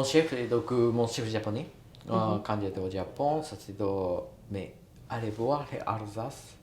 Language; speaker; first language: French; non-native, learner; Japanese